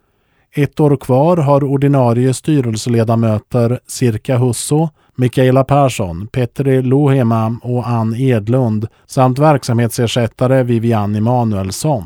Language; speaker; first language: Swedish; native; Swedish